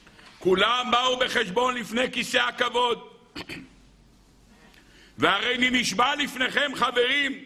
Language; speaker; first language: Hebrew; native; Hebrew